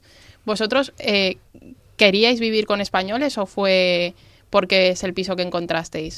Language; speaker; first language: Spanish; native; Spanish